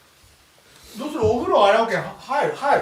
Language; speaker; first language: Japanese; native; Japanese